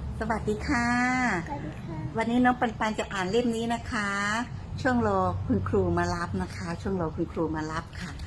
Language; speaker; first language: Thai; native; Thai